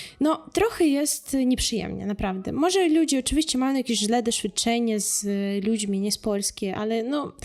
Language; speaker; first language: Polish; non-native, fluent; Russian